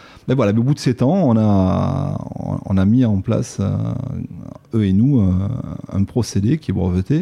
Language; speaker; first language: French; native; French